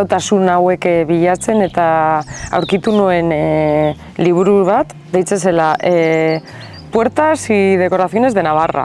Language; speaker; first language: Basque; non-native, local second language; Spanish